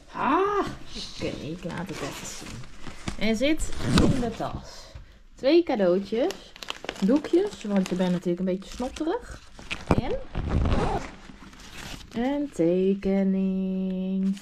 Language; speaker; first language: Dutch; native; Dutch